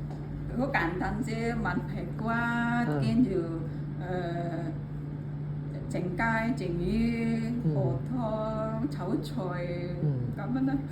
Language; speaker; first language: Cantonese; non-native, learner; Indonesian